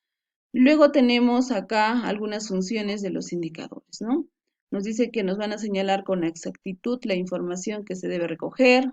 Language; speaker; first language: Spanish; native; Spanish